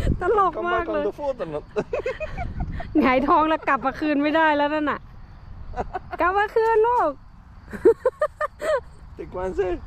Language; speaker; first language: Thai; native; Thai